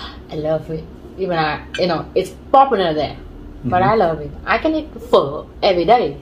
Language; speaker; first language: English; non-native, fluent; Vietnamese